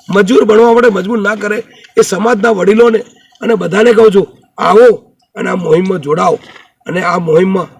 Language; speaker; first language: Gujarati; non-native, local second language; Bhili